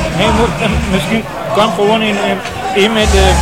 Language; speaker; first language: Dutch; non-native, learner; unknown